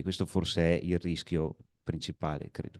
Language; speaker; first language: Italian; native; Italian